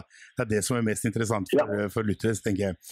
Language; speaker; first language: Norwegian; non-native, fluent; Albanian